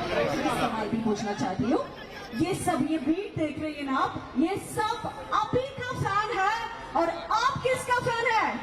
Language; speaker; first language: Hindi; non-native, local second language; Malayalam